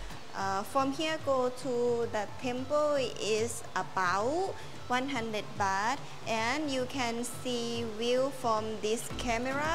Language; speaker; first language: English; non-native, learner; Thai